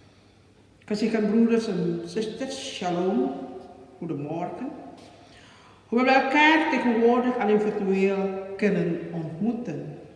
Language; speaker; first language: Dutch; non-native, learner; Indonesian